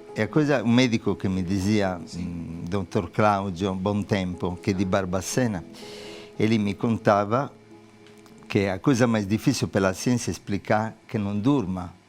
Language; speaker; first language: Portuguese; non-native, fluent; Italian